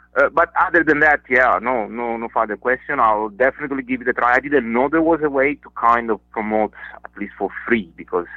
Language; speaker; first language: English; non-native, fluent; Italian